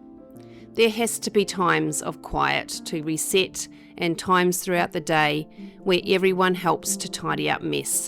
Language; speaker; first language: English; native; English